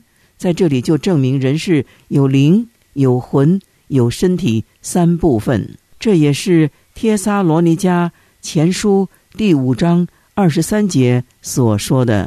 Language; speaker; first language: Chinese; native; Chinese